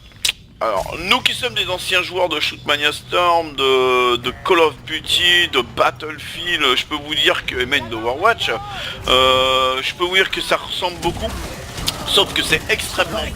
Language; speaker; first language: French; native; French